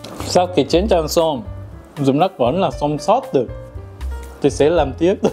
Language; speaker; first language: Vietnamese; non-native, fluent; Korean